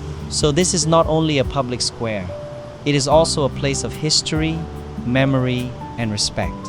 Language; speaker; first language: English; non-native, fluent; Vietnamese